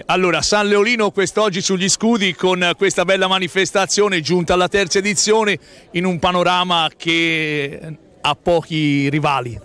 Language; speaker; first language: Italian; native; Italian